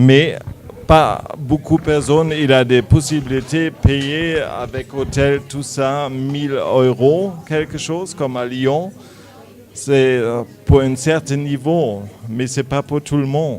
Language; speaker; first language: French; non-native, learner; German